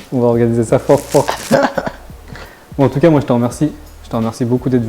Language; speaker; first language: French; native; French